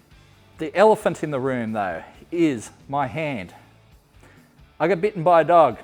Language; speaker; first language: English; native; English